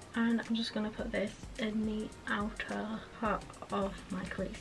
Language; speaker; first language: English; native; English